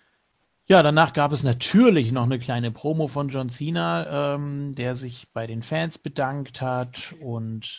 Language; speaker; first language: German; native; German